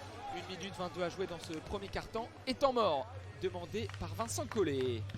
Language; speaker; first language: French; native; French